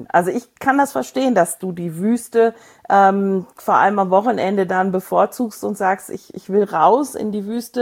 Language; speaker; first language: German; native; German